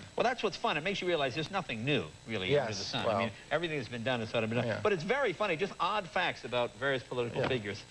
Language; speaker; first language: English; native; English